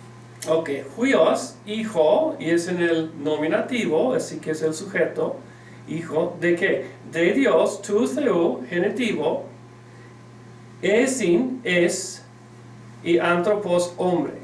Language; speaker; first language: Spanish; non-native, fluent; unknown